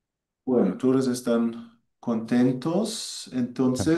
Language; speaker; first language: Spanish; non-native, fluent; German